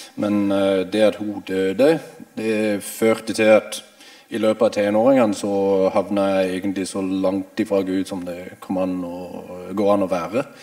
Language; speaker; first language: Norwegian; non-native, fluent; English